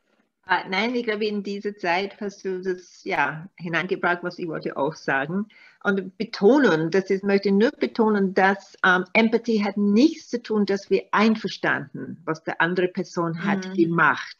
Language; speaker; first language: German; non-native, learner; Maltese